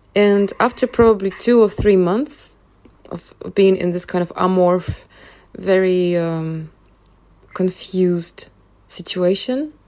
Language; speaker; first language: English; non-native, fluent; Russian